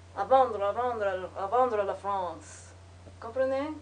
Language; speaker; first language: French; non-native, learner; English